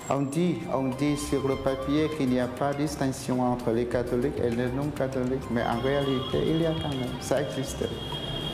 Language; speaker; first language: French; non-native, fluent; Vietnamese